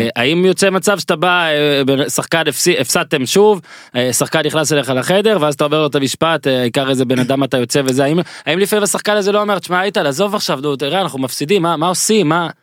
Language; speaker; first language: Hebrew; native; Hebrew